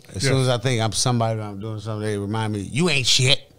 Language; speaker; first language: English; native; English